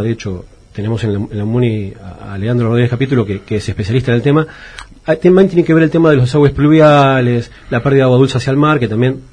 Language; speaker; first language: Spanish; native; Spanish